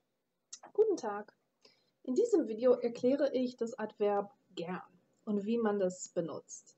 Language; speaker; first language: German; non-native, fluent; English